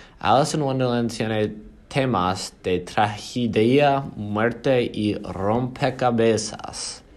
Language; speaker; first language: Spanish; non-native, learner; English